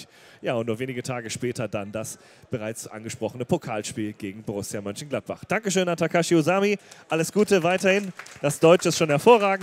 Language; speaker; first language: German; native; German